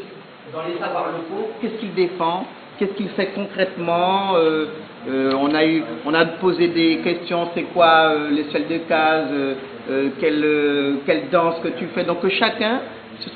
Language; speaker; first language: French; native; French